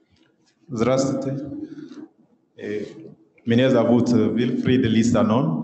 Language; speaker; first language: Russian; non-native, local second language; French